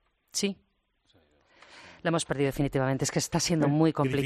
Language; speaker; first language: Spanish; native; Spanish